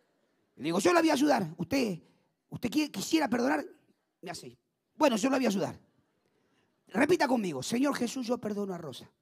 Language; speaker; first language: Spanish; native; Spanish